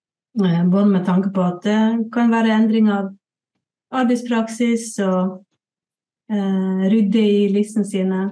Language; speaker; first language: Norwegian; native; Norwegian